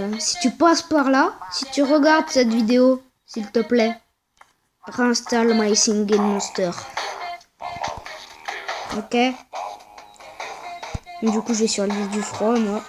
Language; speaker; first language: French; native; French